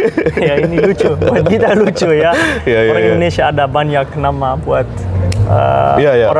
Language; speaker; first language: Indonesian; non-native, learner; Dutch